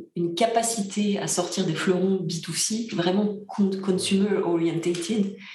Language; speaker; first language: French; early bilingual, other home language; Bulgarian